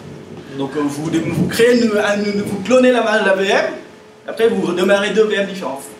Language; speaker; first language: French; native; French